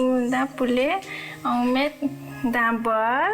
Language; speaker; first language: French; non-native, learner; Nepali